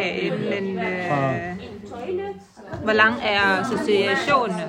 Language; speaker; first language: Danish; non-native, learner; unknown